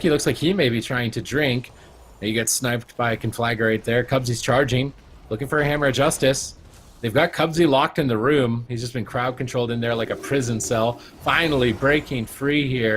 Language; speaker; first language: English; native; English